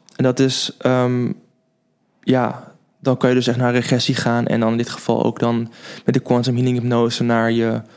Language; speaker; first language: Dutch; native; Dutch